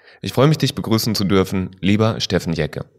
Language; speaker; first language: German; native; German